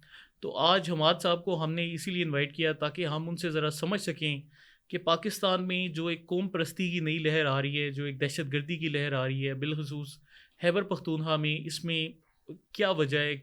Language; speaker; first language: Urdu; native; Urdu